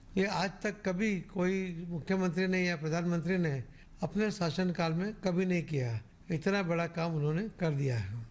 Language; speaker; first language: Hindi; non-native, local second language; Marathi